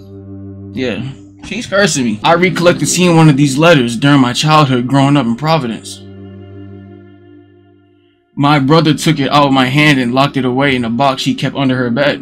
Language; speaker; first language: English; native; English